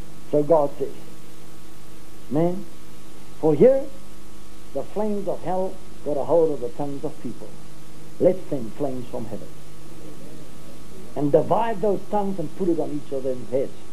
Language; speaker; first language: English; non-native, local second language; Afrikaans